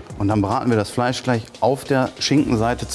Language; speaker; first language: German; native; German